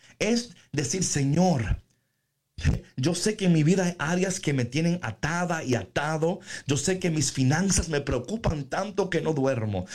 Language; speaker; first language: Spanish; native; Spanish